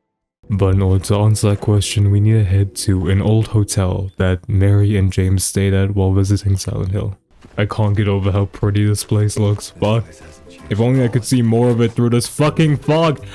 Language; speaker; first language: English; native; English